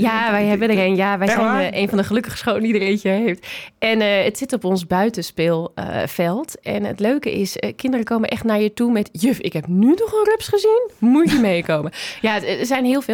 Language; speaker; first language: Dutch; native; Dutch